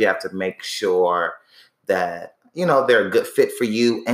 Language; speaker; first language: English; native; English